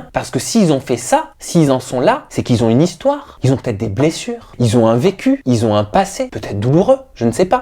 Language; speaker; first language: French; native; French